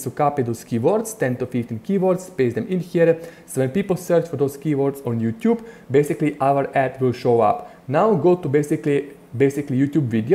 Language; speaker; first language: English; non-native, fluent; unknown